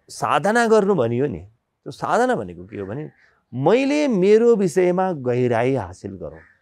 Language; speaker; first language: Nepali; native; Nepali